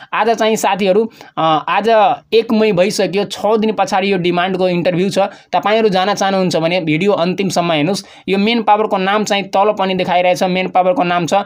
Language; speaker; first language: Nepali; non-native, local second language; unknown